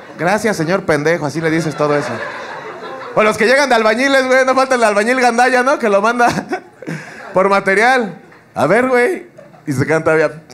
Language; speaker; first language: Spanish; native; Spanish